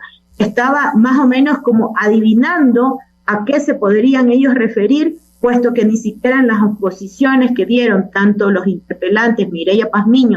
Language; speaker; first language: Spanish; native; Spanish